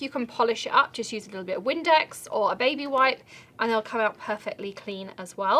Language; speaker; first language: English; native; English